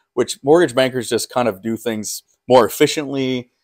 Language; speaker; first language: English; native; English